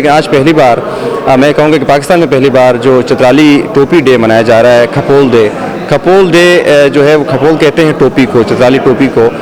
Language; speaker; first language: Urdu; non-native, local second language; Khowar